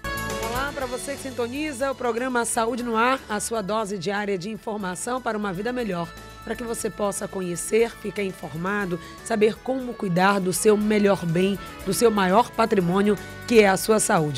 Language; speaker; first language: Portuguese; native; Portuguese